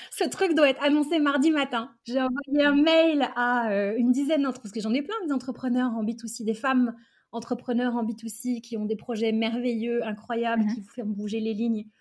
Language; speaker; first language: French; early bilingual, other home language; Arabic